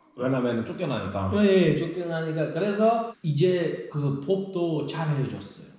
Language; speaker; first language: Korean; non-native, learner; Uzbek